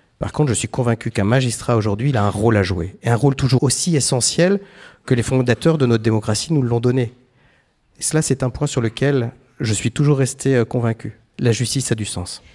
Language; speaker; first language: French; native; French